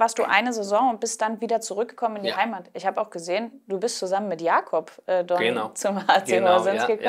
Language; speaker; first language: German; native; German